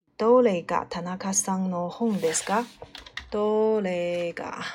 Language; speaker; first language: Japanese; non-native, learner; Chinese